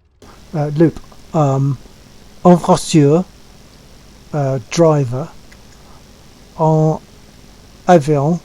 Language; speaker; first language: French; non-native, learner; English